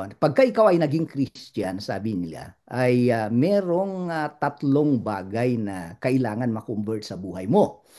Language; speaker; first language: Filipino; non-native, local second language; Iloko